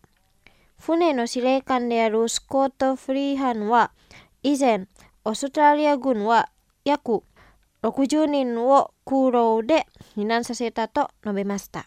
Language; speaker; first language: Japanese; non-native, fluent; Indonesian